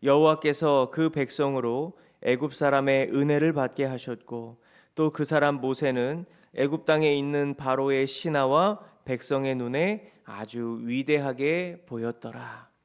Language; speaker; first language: Korean; native; Korean